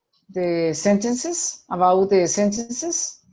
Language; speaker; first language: English; non-native, learner; Spanish